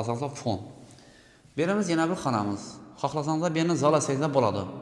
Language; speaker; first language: Uzbek; native; Uzbek